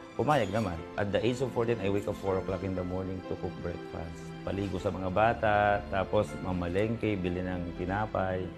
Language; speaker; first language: Filipino; non-native, local second language; Bikol